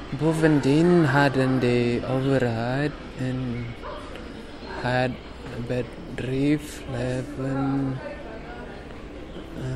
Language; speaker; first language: Dutch; non-native, learner; Indonesian